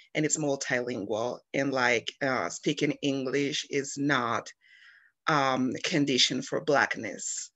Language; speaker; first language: English; non-native, fluent; Spanish